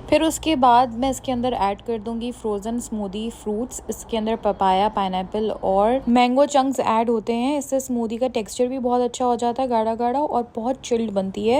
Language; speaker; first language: Urdu; native; Urdu